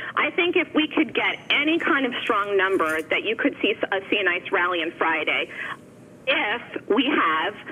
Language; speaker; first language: English; native; English